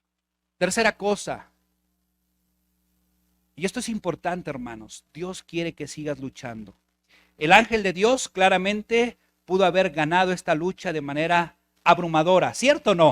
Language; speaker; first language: Spanish; native; Spanish